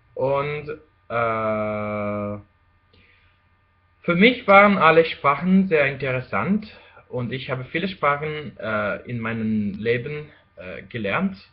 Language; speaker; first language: German; non-native, fluent; Spanish